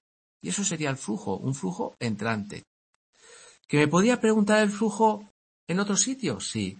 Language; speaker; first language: Spanish; native; Spanish